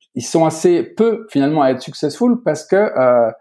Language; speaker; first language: French; native; French